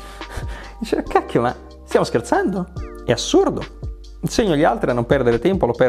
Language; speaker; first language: Italian; native; Italian